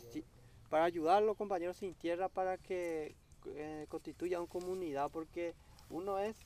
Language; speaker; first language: Spanish; non-native, local second language; Guarani